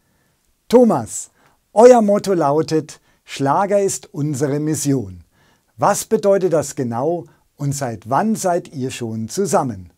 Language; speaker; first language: German; native; German